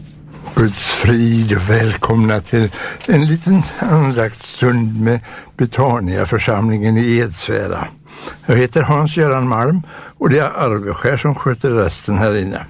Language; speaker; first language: Swedish; native; Swedish